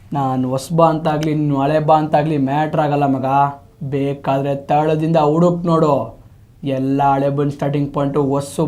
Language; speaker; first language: Kannada; native; Kannada